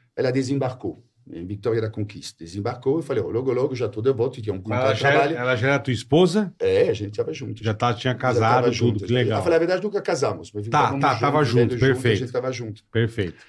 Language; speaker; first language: Portuguese; non-native, fluent; French